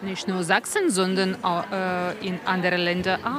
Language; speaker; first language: German; non-native, learner; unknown